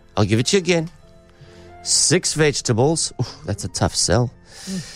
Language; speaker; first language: English; native; English